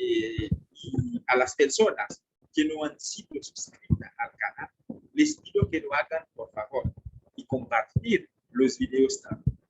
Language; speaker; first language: Spanish; non-native, fluent; French